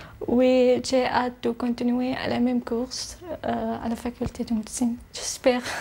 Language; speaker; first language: French; non-native, learner; Assyrian Neo-Aramaic